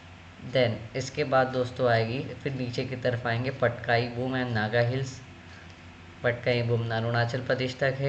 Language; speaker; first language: Hindi; native; Hindi